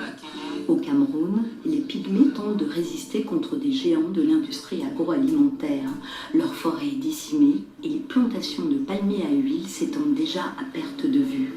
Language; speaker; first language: French; native; French